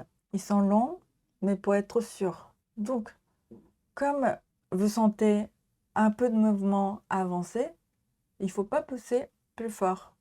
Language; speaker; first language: French; non-native, learner; Japanese